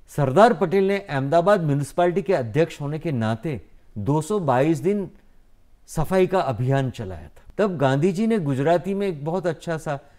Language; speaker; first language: Hindi; non-native, local second language; Gujarati